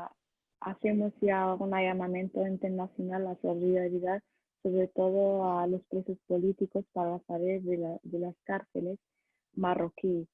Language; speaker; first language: Spanish; non-native, learner; Arabic